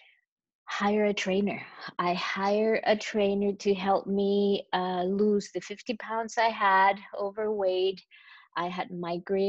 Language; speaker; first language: English; non-native, fluent; Spanish